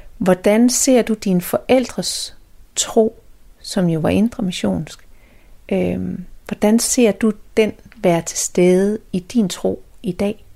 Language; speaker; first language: Danish; native; Danish